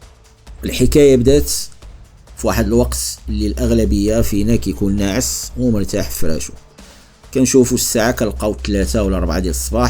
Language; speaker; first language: Arabic; native; Arabic